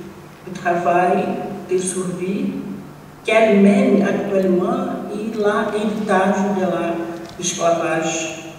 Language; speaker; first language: French; non-native, learner; Portuguese